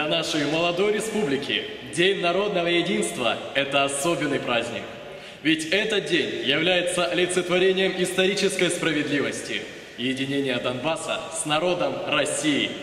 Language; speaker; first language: Russian; native; Russian